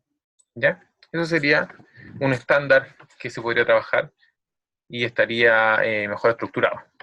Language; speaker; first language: Spanish; native; Spanish